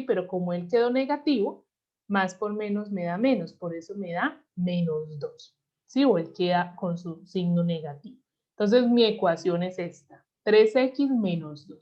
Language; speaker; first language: Spanish; native; Spanish